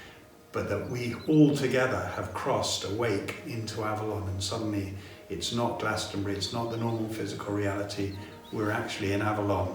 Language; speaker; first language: English; native; English